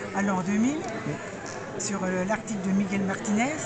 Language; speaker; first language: French; native; French